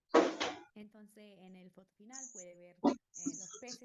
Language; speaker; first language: Spanish; non-native, learner; English